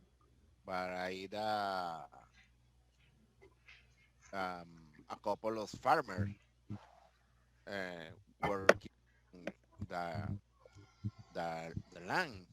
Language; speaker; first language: English; non-native, learner; Spanish